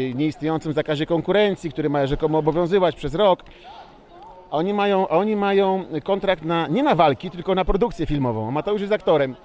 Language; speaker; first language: Polish; native; Polish